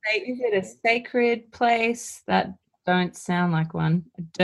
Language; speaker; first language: English; native; English